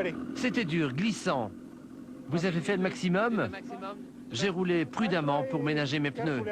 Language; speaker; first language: French; native; French